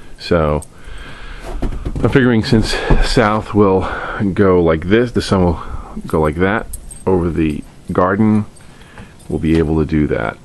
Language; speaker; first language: English; native; English